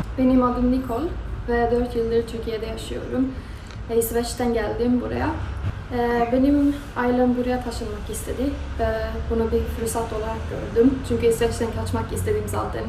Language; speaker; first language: Turkish; non-native, learner; Swedish